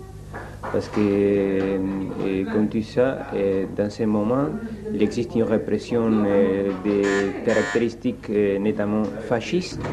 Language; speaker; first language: French; non-native, fluent; Spanish